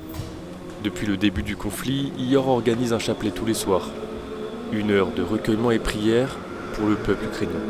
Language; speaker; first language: French; native; French